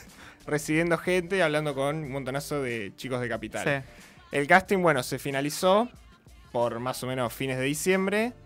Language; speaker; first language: Spanish; native; Spanish